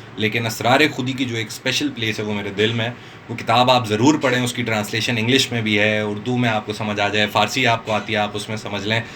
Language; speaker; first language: Urdu; non-native, local second language; Northern Hindko